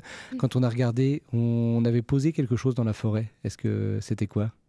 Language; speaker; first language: French; native; French